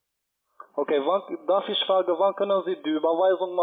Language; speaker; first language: German; non-native, learner; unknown